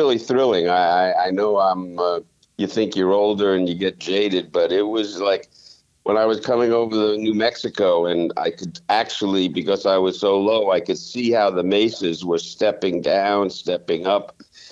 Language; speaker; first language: English; native; English